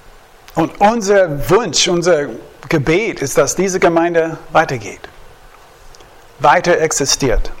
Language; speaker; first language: German; non-native, fluent; English